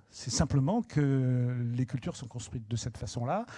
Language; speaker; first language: French; native; French